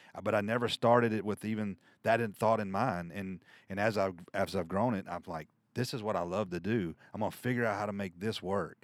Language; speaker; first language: English; native; English